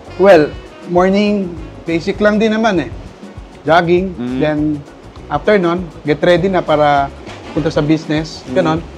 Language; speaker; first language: Filipino; non-native, local second language; Maranao